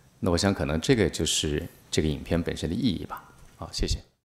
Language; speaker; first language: Chinese; native; Chinese